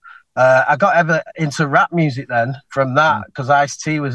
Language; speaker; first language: English; native; English